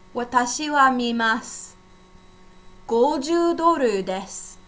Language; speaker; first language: Japanese; non-native, fluent; English